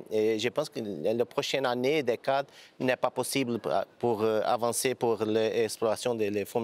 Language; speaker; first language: French; non-native, fluent; Portuguese